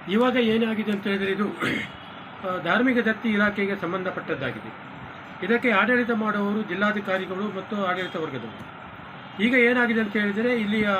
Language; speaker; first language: Kannada; native; Kannada